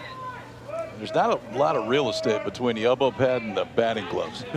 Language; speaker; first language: English; native; English